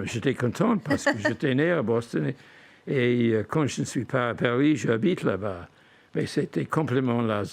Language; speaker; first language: French; non-native, fluent; English